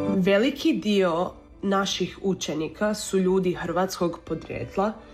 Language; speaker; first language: Croatian; early bilingual, heritage; Croatian